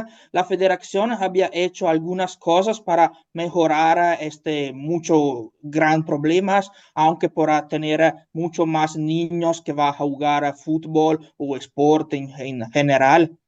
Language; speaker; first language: Spanish; non-native, learner; Italian